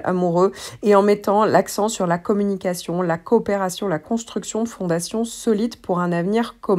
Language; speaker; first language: French; native; French